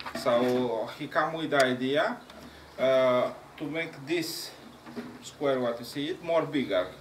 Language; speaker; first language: English; non-native, learner; Romanian